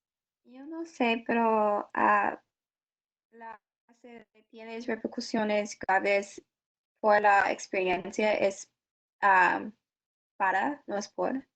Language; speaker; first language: Spanish; non-native, learner; English